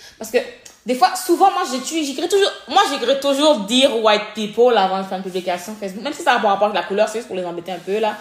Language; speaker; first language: French; native; French